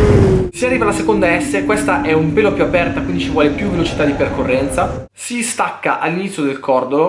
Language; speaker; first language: Italian; native; Italian